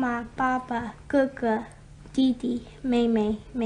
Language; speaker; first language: Chinese; non-native, learner; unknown